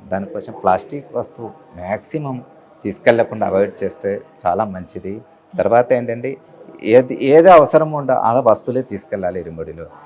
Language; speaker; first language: Telugu; non-native, fluent; Malayalam